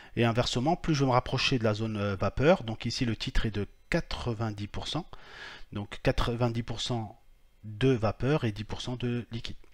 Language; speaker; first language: French; native; French